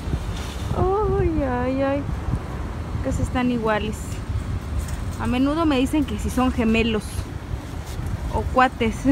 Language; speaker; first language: Spanish; native; Spanish